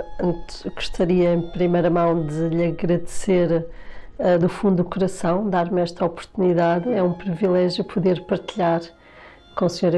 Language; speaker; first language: Portuguese; native; Portuguese